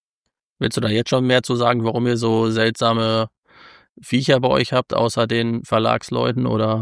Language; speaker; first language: German; native; German